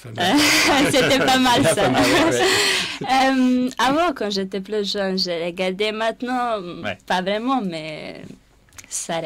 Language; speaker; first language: French; non-native, fluent; Serbian